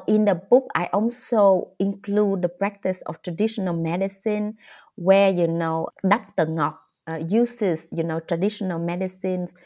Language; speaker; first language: English; non-native, fluent; Vietnamese